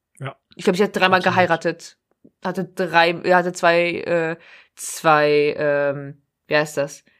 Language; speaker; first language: German; early bilingual, other home language; Polish